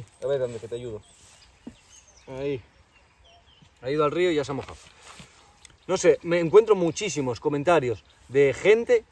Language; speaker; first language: Spanish; native; Spanish